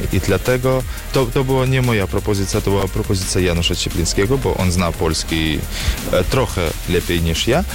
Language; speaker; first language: Polish; non-native, learner; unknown